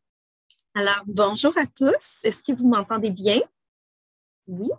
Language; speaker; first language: French; native; French